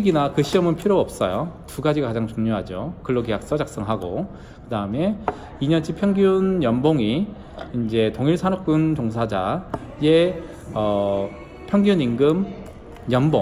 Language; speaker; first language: Korean; native; Korean